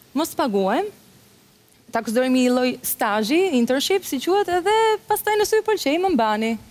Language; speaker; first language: Albanian; early bilingual, heritage; Albanian